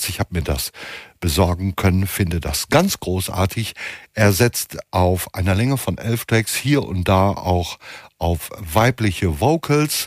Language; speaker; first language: German; native; German